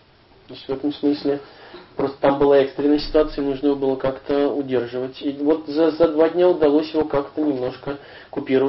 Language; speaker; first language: Russian; native; Russian